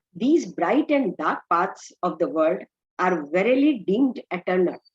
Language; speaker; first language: English; non-native, local second language; Hindi